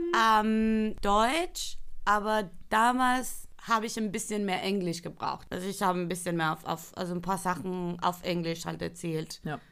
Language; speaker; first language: German; non-native, fluent; Spanish